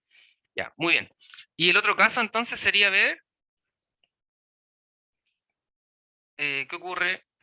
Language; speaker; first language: Spanish; native; Spanish